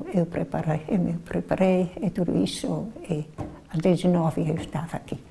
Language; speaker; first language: Portuguese; non-native, learner; Dutch